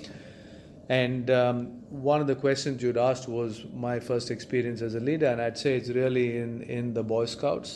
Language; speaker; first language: English; non-native, local second language; Tamil